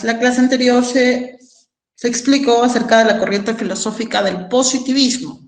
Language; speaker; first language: Spanish; native; Spanish